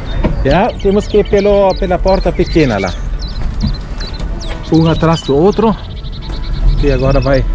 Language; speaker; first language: Portuguese; non-native, fluent; German